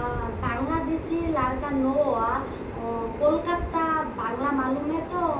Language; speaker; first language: Hindi; non-native, learner; Bangla